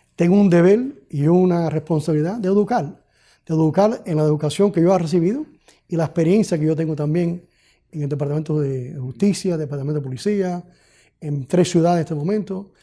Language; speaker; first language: Spanish; early bilingual, heritage; Spanish